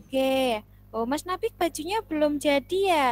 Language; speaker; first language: Indonesian; native; Indonesian